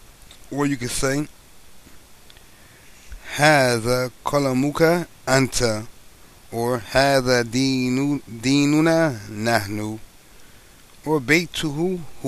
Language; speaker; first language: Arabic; non-native, fluent; English